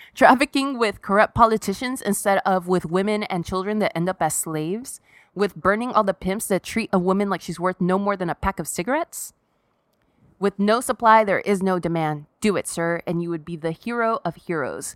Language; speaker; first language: English; native; English